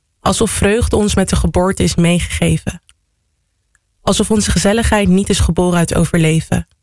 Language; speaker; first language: Dutch; native; Dutch